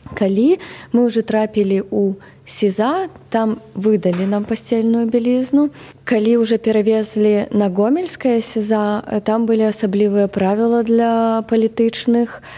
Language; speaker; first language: Belarusian; non-native, local second language; Russian